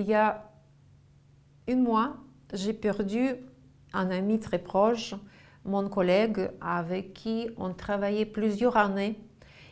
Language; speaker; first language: French; non-native, fluent; Russian